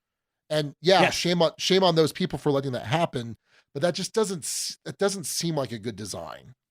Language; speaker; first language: English; native; English